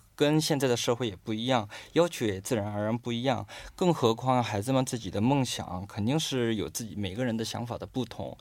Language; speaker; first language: Chinese; non-native, fluent; Korean